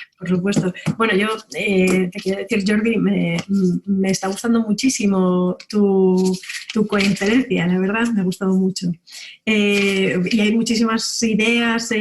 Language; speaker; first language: Spanish; native; Spanish